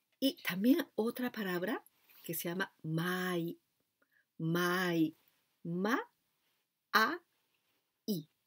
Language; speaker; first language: Spanish; non-native, fluent; Japanese